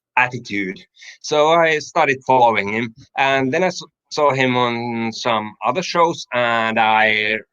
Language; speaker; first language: English; non-native, fluent; Finnish